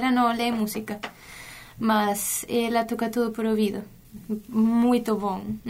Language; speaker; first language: Portuguese; non-native, fluent; Spanish